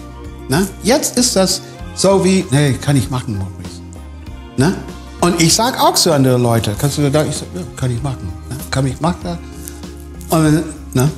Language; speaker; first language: German; non-native, fluent; English